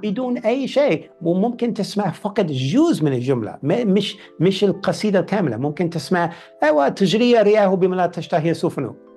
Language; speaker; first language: Arabic; non-native, fluent; English